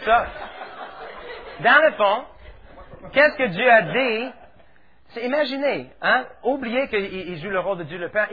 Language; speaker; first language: French; native; French